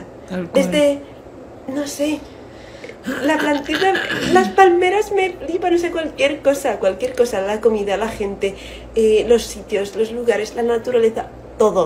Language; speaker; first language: Spanish; non-native, fluent; Italian